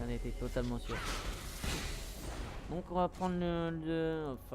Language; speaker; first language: French; native; French